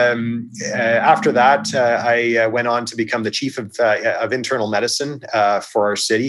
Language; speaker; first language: English; native; English